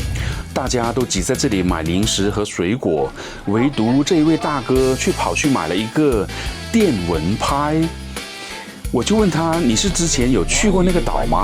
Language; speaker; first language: Chinese; native; Chinese